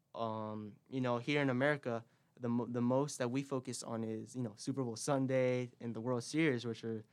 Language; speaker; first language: English; early bilingual, other home language; Spanish